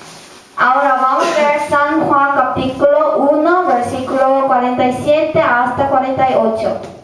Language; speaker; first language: Spanish; non-native, learner; Korean